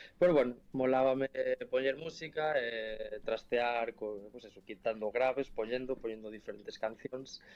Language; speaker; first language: Galician; native; Galician